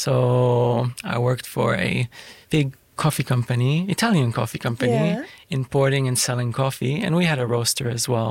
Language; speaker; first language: English; native; English